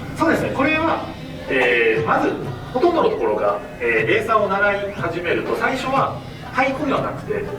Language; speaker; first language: Japanese; native; Japanese